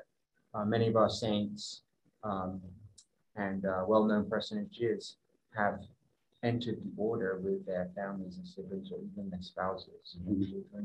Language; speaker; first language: English; native; English